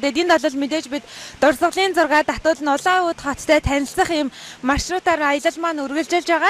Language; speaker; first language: Mongolian; native; Mongolian